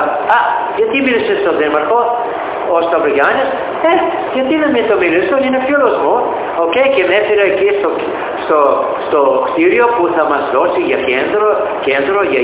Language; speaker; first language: Greek; early bilingual, heritage; Greek